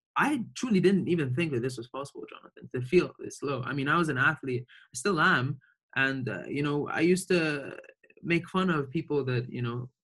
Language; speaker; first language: English; early bilingual, other home language; Arabic